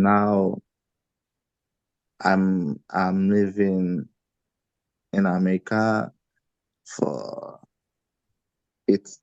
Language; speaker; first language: English; non-native, learner; Haitian Creole